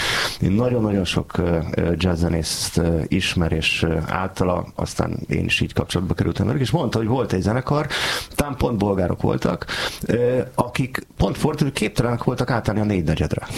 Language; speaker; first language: Hungarian; native; Hungarian